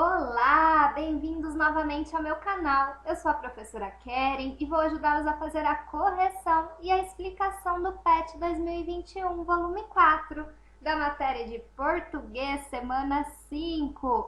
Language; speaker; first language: Portuguese; native; Portuguese